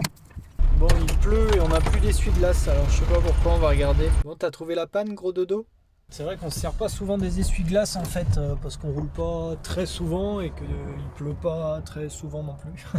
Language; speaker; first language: French; native; French